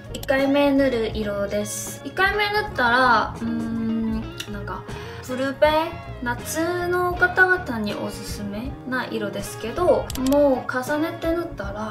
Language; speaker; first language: Japanese; non-native, fluent; Korean